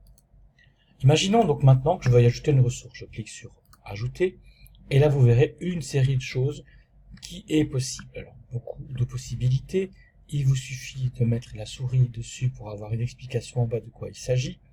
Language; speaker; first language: French; native; French